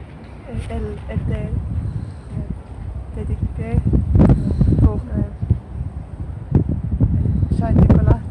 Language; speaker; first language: French; non-native, learner; Estonian